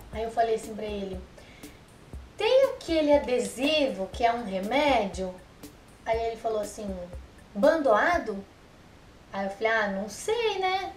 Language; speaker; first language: Portuguese; native; Portuguese